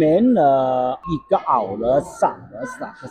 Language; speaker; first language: Norwegian; non-native, learner; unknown